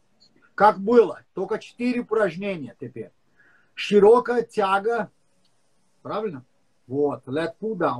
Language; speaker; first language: Russian; non-native, learner; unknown